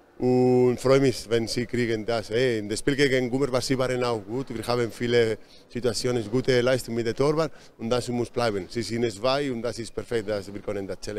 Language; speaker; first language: German; non-native, fluent; Spanish